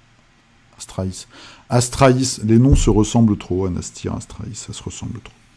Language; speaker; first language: French; native; French